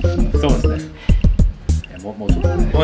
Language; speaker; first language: Japanese; non-native, fluent; English